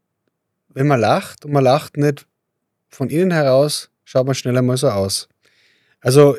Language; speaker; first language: German; native; German